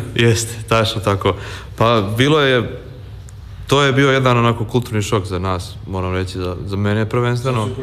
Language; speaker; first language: Serbian; native; Serbian